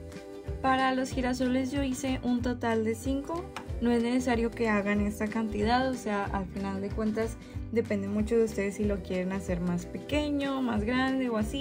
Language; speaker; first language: Spanish; native; Spanish